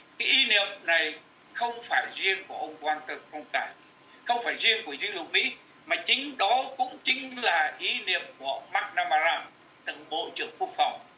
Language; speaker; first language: Vietnamese; native; Vietnamese